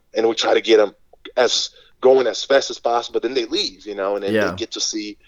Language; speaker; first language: English; non-native, fluent; Portuguese